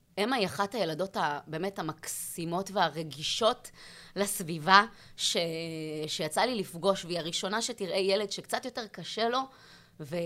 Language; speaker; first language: Hebrew; native; Hebrew